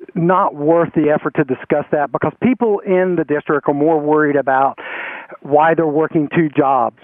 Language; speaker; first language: English; native; English